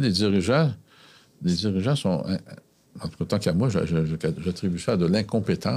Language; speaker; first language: French; native; French